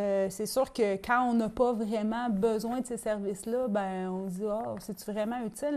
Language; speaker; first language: French; native; French